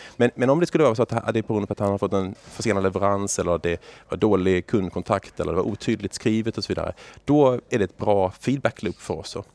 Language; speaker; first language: Swedish; native; Swedish